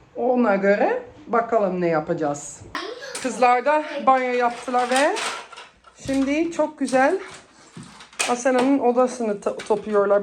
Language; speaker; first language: Turkish; early bilingual, heritage; Turkish